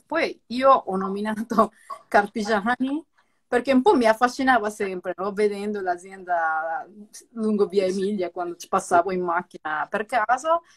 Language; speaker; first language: Italian; non-native, fluent; Japanese